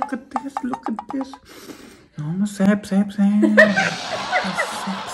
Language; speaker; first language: English; non-native, fluent; German